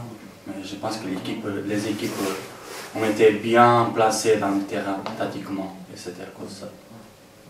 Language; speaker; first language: French; non-native, fluent; Portuguese